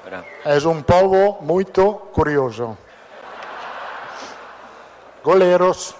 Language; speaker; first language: Portuguese; non-native, fluent; Italian